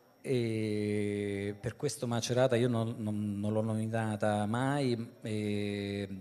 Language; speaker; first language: Italian; native; Italian